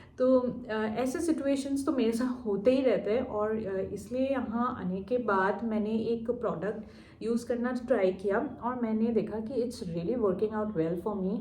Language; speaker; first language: Hindi; non-native, local second language; Assamese